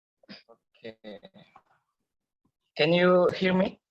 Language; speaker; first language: English; non-native, learner; Indonesian